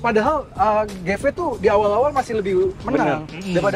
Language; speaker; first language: Indonesian; native; Indonesian